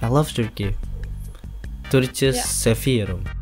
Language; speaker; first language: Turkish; non-native, learner; Indonesian